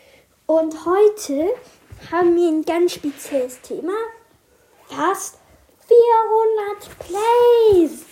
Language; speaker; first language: German; native; German